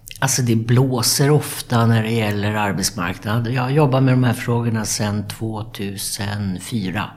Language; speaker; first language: Swedish; native; Swedish